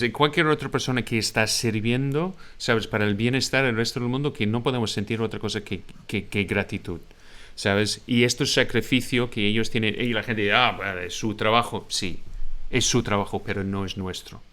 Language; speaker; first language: Spanish; non-native, fluent; English